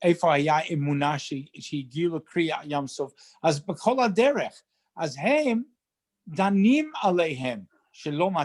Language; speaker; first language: Hebrew; non-native, fluent; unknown